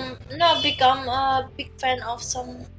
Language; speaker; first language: English; non-native, learner; Javanese